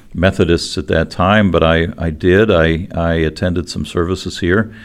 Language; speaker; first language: English; native; English